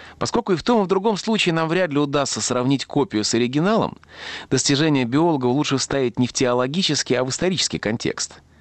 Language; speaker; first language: Russian; native; Russian